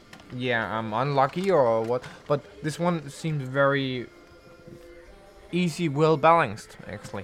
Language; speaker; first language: English; non-native, fluent; Danish